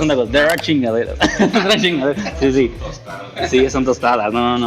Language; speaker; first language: Spanish; native; Spanish